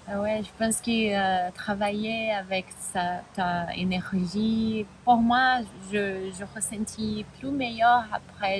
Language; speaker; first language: French; non-native, learner; Spanish